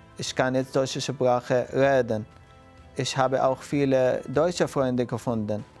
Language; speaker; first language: German; non-native, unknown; Arabic